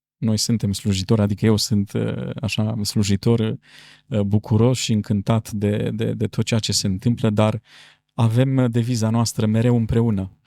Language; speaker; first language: Romanian; native; Romanian